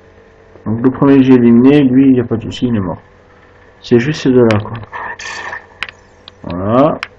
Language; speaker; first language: French; native; French